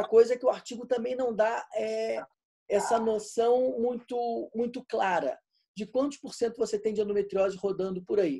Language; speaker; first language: Portuguese; native; Portuguese